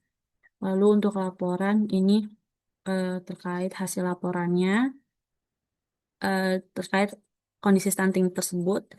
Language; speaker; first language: Indonesian; native; Indonesian